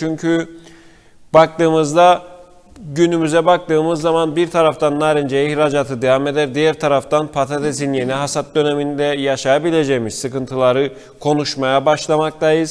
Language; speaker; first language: Turkish; native; Turkish